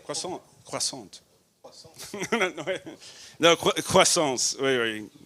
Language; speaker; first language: French; non-native, learner; English